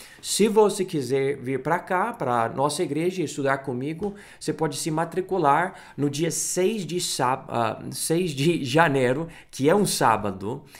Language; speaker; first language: Portuguese; non-native, fluent; English